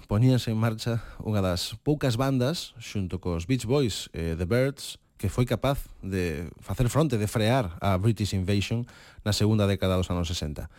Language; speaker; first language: Galician; native; Galician